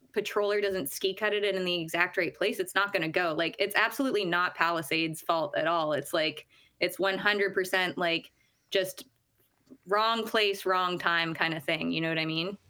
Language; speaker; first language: English; native; English